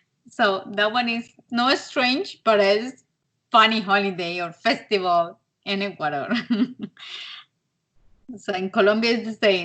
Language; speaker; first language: English; non-native, learner; Spanish